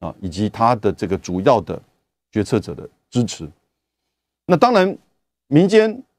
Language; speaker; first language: Chinese; native; Chinese